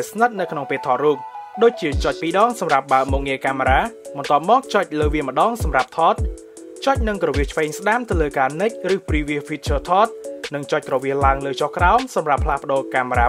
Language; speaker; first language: Khmer; native; Khmer